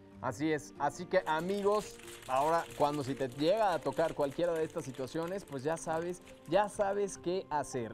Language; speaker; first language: Spanish; native; Spanish